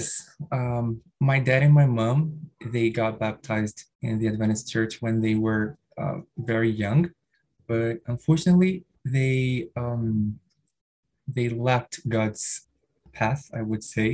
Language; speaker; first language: English; non-native, fluent; Portuguese